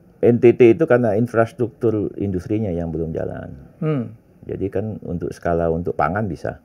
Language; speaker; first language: Indonesian; native; Indonesian